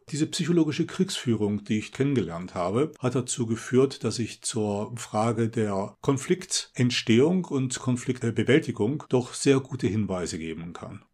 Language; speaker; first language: German; native; German